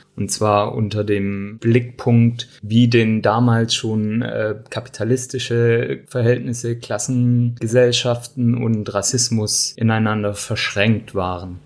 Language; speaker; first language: German; early bilingual, other home language; Turkish